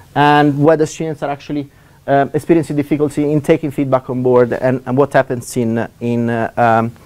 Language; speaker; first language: English; non-native, fluent; Italian